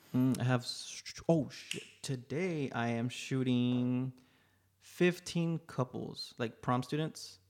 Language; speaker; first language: English; native; English